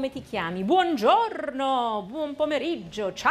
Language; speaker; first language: Italian; non-native, fluent; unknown